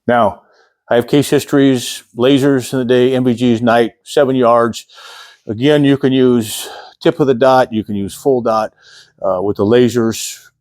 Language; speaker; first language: English; native; English